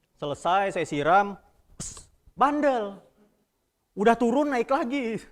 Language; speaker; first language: Indonesian; native; Indonesian